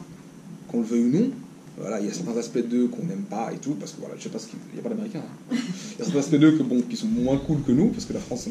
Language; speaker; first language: French; native; French